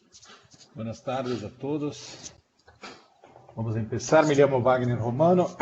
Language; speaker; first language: Spanish; non-native, fluent; Portuguese